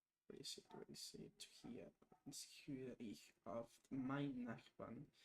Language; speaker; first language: German; non-native, learner; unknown